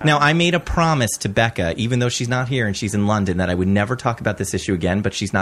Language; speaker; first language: English; native; English